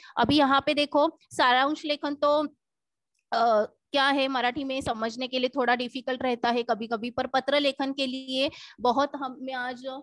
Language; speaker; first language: Hindi; non-native, local second language; Marathi